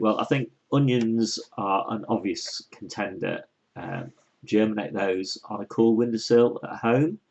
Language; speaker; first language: English; native; English